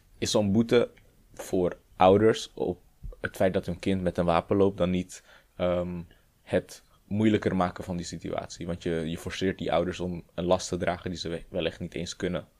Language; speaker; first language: Dutch; native; Dutch